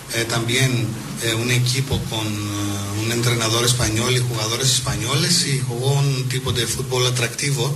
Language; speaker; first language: Spanish; non-native, fluent; Greek